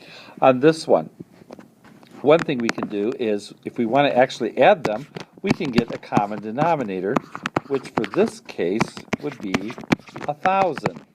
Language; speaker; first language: English; native; English